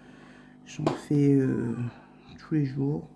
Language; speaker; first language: French; native; French